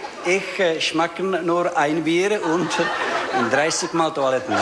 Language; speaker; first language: German; non-native, learner; Czech